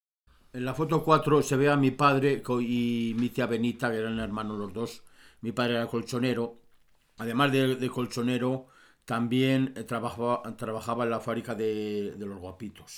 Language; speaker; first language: Spanish; native; Spanish